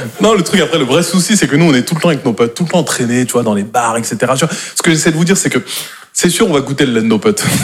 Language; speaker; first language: French; native; French